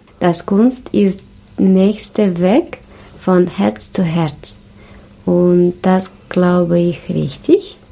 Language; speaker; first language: German; non-native, learner; Russian